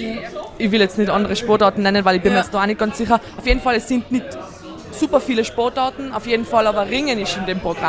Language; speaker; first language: German; native; German